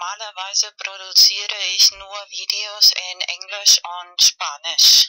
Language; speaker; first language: German; non-native, fluent; Spanish